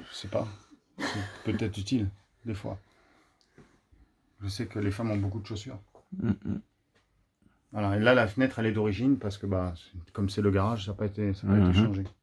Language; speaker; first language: French; native; French